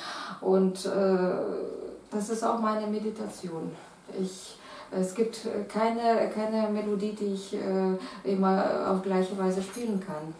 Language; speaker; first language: German; non-native, fluent; Russian